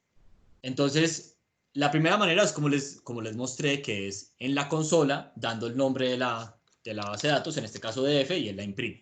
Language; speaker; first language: Spanish; native; Spanish